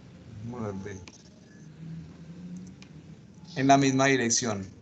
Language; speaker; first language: Spanish; native; Spanish